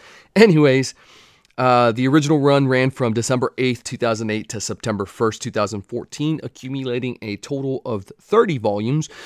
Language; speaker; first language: English; native; English